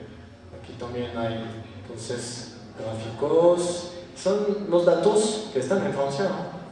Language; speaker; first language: Spanish; non-native, fluent; French